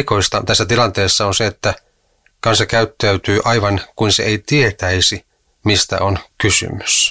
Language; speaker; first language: Finnish; native; Finnish